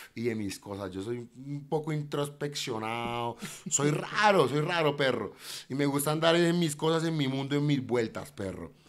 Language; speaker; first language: Spanish; native; Spanish